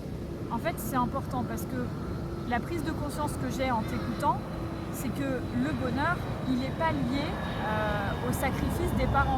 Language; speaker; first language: French; native; French